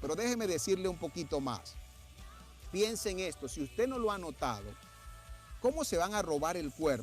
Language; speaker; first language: Spanish; native; Spanish